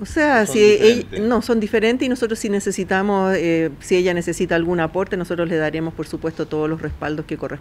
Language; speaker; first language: Spanish; native; Spanish